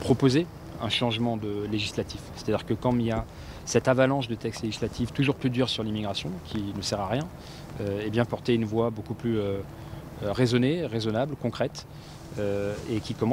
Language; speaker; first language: French; native; French